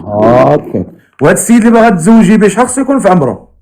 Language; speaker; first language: Arabic; native; Arabic